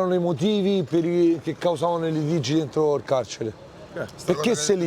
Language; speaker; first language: Italian; native; Italian